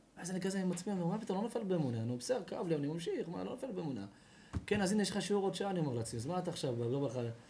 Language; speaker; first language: Hebrew; native; Hebrew